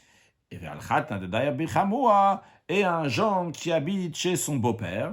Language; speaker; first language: French; native; French